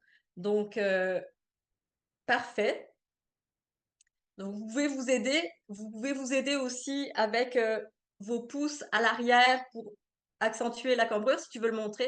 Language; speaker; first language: French; native; French